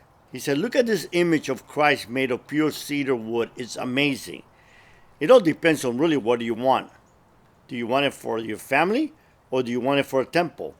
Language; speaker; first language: English; early bilingual, other home language; Spanish